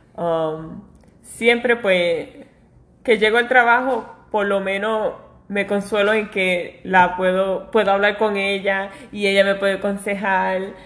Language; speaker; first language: Spanish; early bilingual, heritage; Spanish